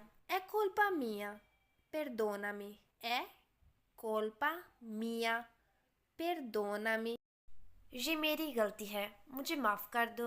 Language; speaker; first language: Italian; non-native, fluent; Urdu